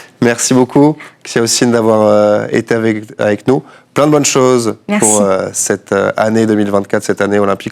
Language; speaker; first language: French; native; French